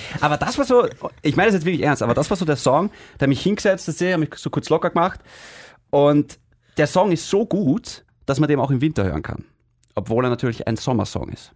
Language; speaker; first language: German; native; German